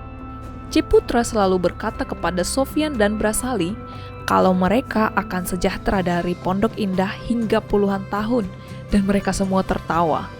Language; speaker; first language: Indonesian; native; Indonesian